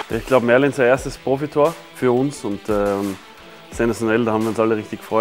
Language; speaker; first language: German; native; German